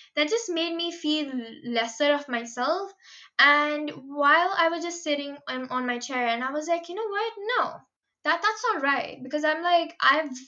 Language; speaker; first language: English; non-native, local second language; Hindi